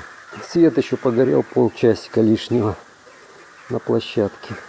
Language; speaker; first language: Russian; native; Russian